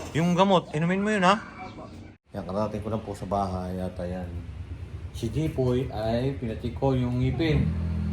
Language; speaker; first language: Filipino; native; Filipino